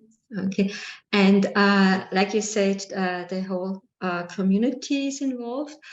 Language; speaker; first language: English; non-native, learner; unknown